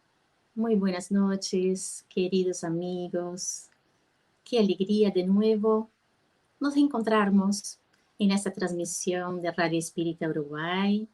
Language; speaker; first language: Spanish; non-native, fluent; Portuguese